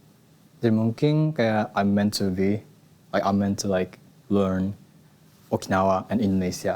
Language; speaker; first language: Indonesian; non-native, fluent; Japanese